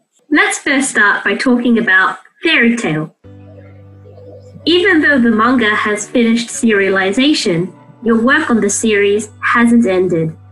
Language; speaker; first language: English; native; English